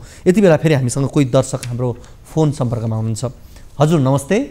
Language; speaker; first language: Nepali; native; Nepali